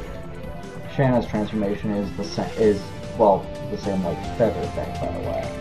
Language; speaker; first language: English; native; English